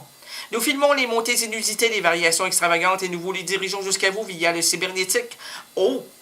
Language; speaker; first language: French; native; French